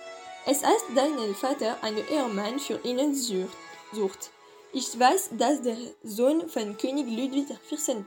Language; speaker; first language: German; non-native, learner; French